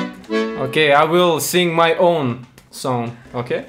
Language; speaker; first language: English; non-native, learner; Russian